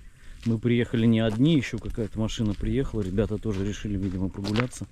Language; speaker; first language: Russian; native; Russian